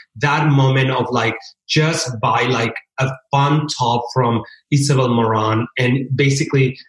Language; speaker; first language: English; early bilingual, other home language; Spanish